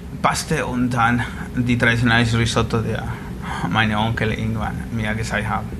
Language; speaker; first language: German; non-native, learner; Spanish